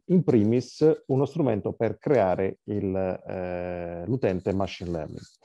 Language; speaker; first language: Italian; native; Italian